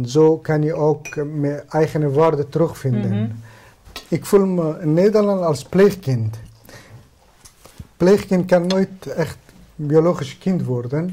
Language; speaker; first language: Dutch; non-native, fluent; Persian